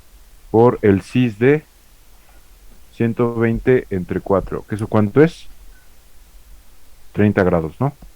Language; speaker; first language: Spanish; native; Spanish